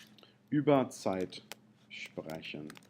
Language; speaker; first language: German; non-native, fluent; English